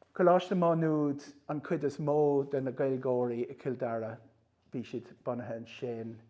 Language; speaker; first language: Irish; non-native, local second language; English